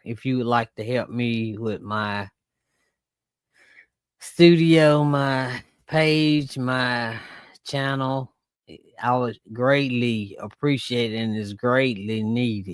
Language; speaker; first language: English; native; English